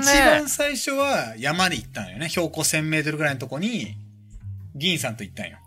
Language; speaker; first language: Japanese; native; Japanese